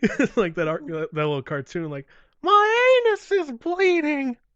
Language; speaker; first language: English; native; English